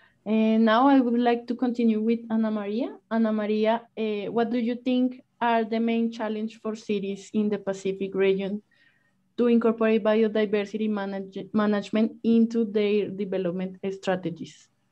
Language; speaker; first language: English; non-native, fluent; Spanish